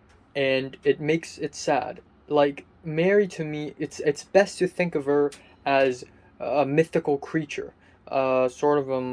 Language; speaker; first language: English; non-native, local second language; Cantonese